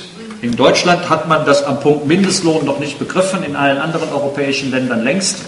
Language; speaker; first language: German; native; German